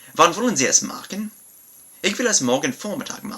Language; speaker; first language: German; non-native, learner; English